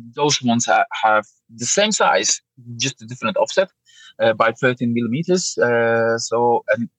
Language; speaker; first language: English; non-native, fluent; Polish